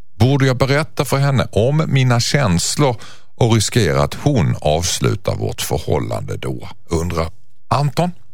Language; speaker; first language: Swedish; native; Swedish